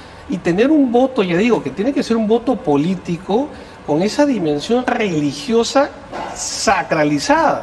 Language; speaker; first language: Spanish; native; Spanish